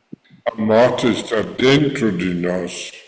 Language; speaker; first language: Portuguese; non-native, fluent; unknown